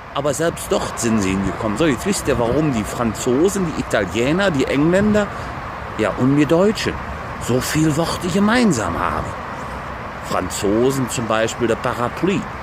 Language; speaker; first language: German; native; German